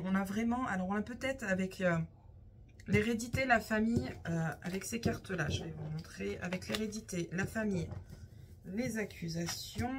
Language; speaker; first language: French; native; French